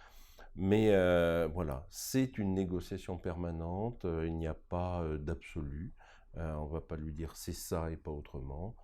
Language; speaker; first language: French; native; French